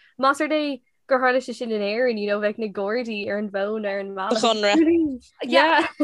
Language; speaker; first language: Irish; non-native, local second language; English